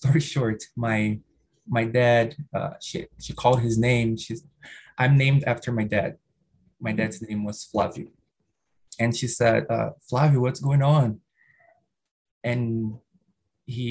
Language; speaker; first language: English; non-native, fluent; Portuguese